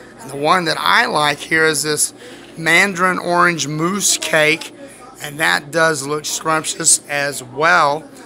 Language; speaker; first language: English; native; English